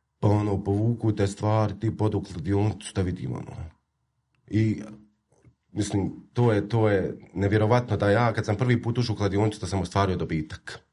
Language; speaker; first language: Croatian; native; Croatian